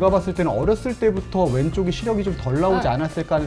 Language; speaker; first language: Korean; native; Korean